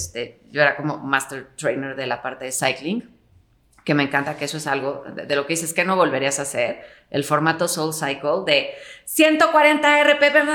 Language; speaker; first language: Spanish; native; Spanish